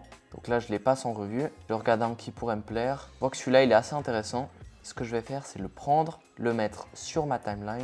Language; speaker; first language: French; native; French